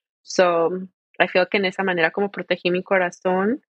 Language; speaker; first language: Spanish; early bilingual, heritage; Spanish